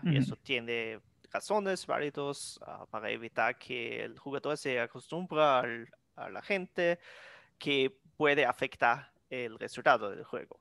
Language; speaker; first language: Spanish; non-native, fluent; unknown